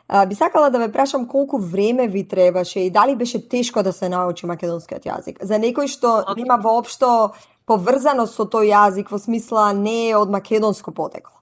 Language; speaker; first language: Macedonian; native; Macedonian